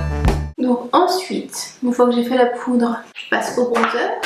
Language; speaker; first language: French; native; French